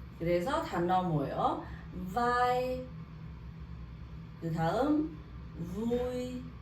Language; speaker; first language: Korean; non-native, learner; Vietnamese